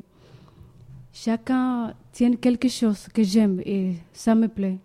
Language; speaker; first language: French; non-native, learner; Spanish